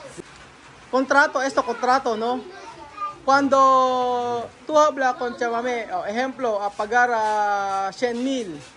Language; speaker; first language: Spanish; non-native, learner; Filipino